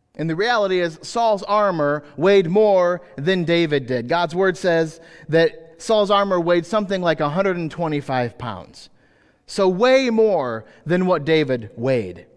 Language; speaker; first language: English; native; English